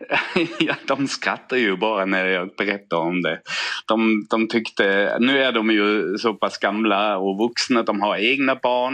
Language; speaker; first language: Swedish; non-native, fluent; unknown